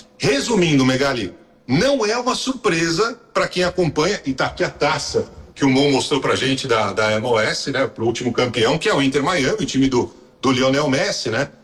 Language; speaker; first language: Portuguese; native; Portuguese